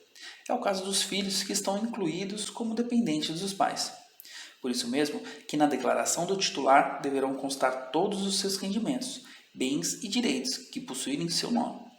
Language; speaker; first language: Portuguese; native; Portuguese